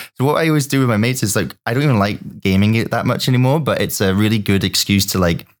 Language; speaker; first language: English; native; English